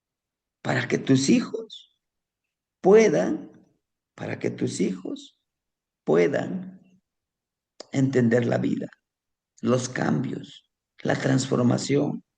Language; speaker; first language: Spanish; native; Spanish